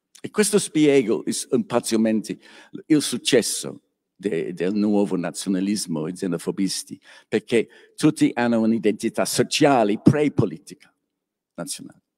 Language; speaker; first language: Italian; non-native, learner; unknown